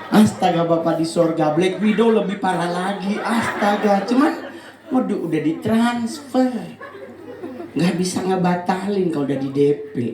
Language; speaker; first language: Indonesian; native; Indonesian